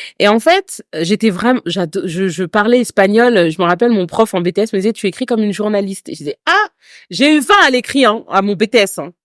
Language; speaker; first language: French; native; French